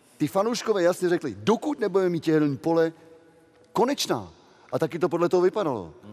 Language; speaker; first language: Czech; native; Czech